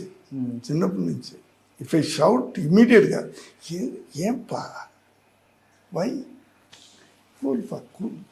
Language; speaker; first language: Telugu; non-native, learner; Tamil